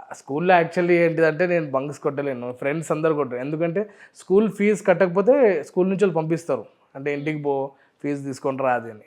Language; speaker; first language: Telugu; non-native, local second language; Urdu